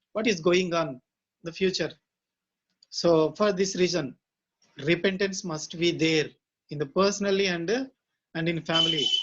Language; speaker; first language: English; non-native, local second language; Telugu